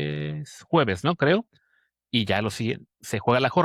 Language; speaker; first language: Spanish; native; Spanish